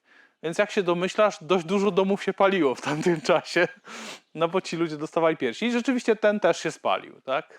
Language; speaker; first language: Polish; native; Polish